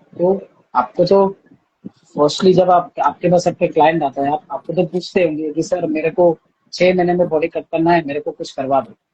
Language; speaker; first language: Hindi; non-native, local second language; Bangla